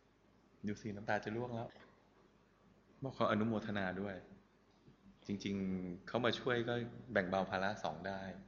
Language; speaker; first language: Thai; native; Thai